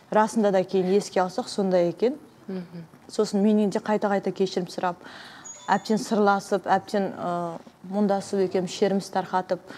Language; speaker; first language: Kazakh; non-native, fluent; Uzbek